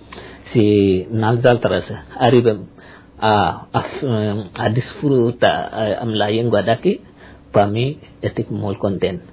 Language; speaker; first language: Catalan; non-native, learner; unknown